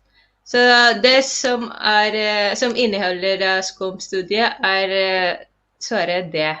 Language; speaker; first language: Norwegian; non-native, fluent; Filipino